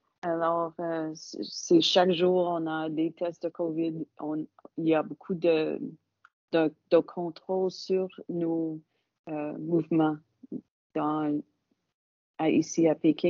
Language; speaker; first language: French; non-native, local second language; English